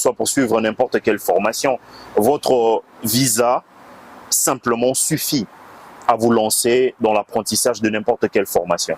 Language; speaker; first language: French; non-native, local second language; Lingala